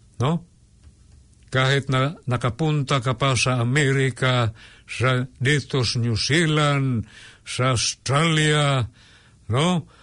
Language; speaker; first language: Filipino; non-native, local second language; Cebuano